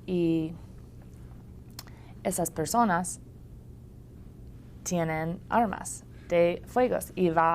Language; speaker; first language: Spanish; non-native, learner; English